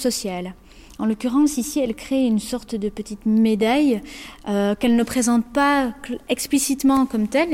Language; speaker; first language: French; native; French